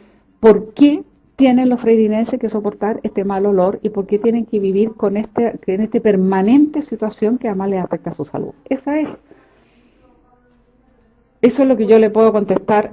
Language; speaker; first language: Spanish; native; Spanish